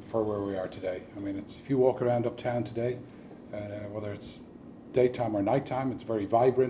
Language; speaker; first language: English; native; English